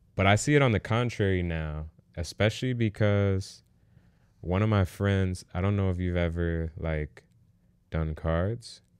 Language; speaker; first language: English; native; English